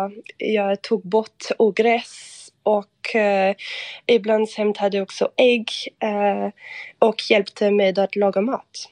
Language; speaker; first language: Swedish; non-native, fluent; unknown